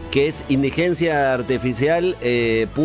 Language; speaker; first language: Spanish; native; Spanish